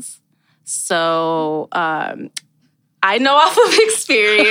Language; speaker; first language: English; native; English